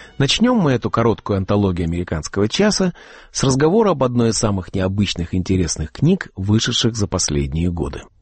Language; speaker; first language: Russian; native; Russian